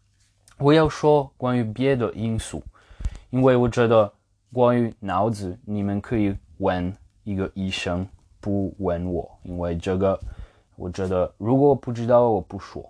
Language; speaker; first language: Chinese; non-native, fluent; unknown